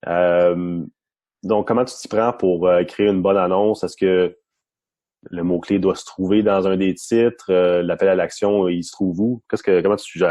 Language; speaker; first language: French; non-native, local second language; English